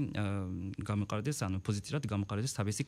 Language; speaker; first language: Georgian; non-native, fluent; Japanese